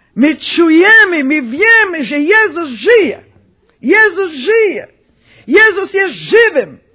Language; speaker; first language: Polish; early bilingual, heritage; Polish